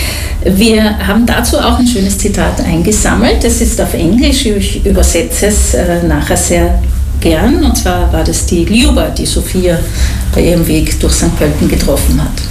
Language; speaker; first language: German; native; German